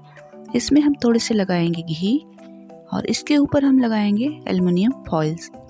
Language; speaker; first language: Hindi; native; Hindi